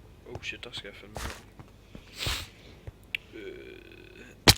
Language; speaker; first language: Danish; native; Danish